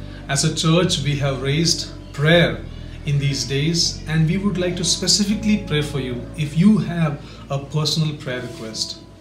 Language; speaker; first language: English; non-native, local second language; Hindi